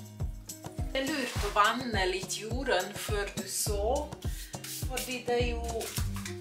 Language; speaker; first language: Norwegian; non-native, fluent; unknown